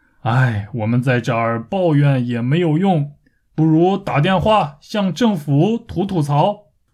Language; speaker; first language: Chinese; native; Chinese